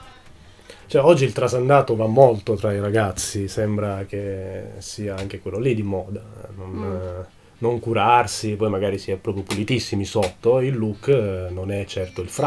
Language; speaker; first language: Italian; native; Italian